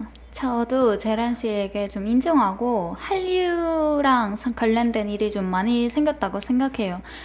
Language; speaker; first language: Korean; non-native, fluent; Turkish